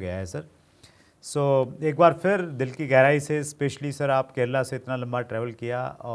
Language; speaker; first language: Hindi; native; Hindi